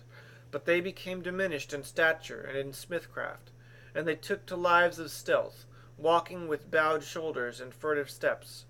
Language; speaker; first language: English; native; English